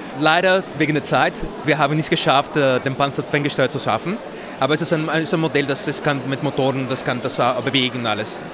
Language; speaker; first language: German; non-native, learner; Spanish